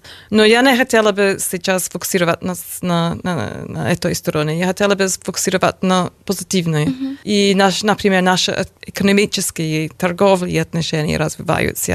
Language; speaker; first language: Russian; non-native, learner; English